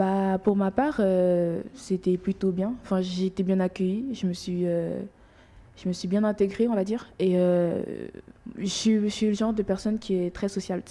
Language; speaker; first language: French; early bilingual, other home language; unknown